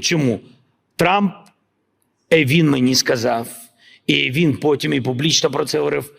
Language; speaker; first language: Ukrainian; non-native, local second language; Russian